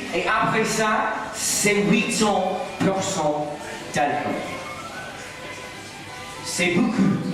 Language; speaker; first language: French; non-native, learner; English